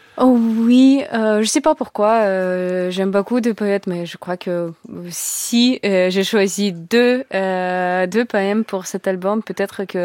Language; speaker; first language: French; non-native, learner; Russian